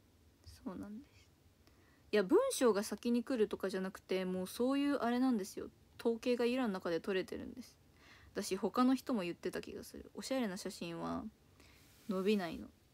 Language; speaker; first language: Japanese; native; Japanese